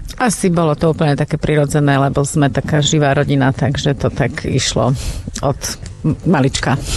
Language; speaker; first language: Slovak; native; Slovak